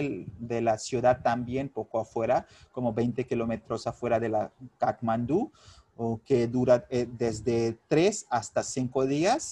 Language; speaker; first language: Spanish; non-native, fluent; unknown